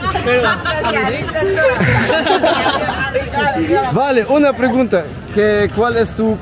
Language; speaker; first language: Spanish; non-native, learner; German